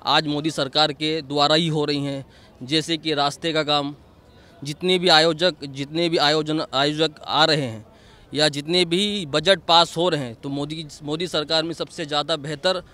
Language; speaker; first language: Hindi; non-native, local second language; Gujarati